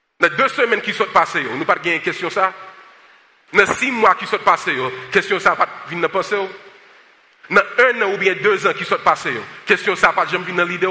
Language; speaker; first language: French; non-native, local second language; Haitian Creole